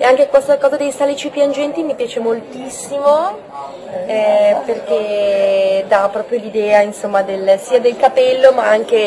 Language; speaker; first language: Italian; native; Italian